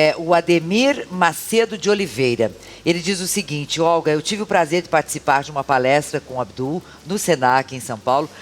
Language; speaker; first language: Portuguese; native; Portuguese